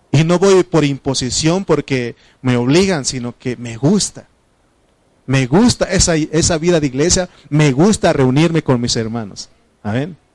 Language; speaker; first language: Spanish; non-native, local second language; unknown